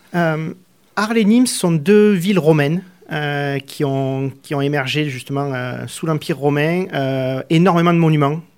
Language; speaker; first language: French; native; French